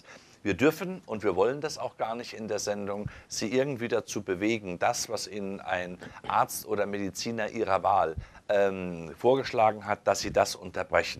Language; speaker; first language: German; native; German